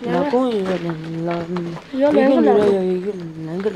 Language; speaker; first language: Chinese; non-native, local second language; Tibetan